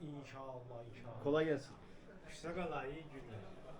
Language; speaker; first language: Turkish; non-native, learner; Azerbaijani